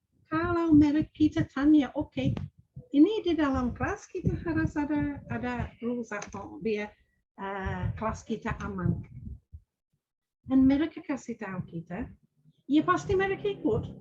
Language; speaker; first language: Indonesian; non-native, fluent; English